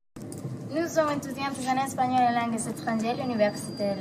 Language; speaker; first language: French; non-native, learner; Spanish